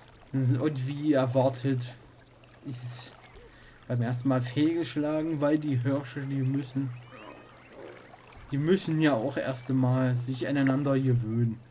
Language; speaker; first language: German; native; German